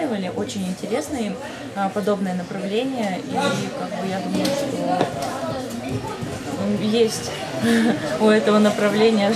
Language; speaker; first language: Russian; native; Russian